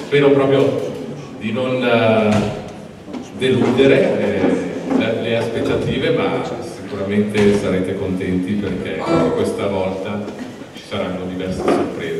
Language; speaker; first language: Italian; native; Italian